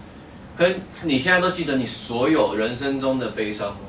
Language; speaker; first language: Chinese; native; Chinese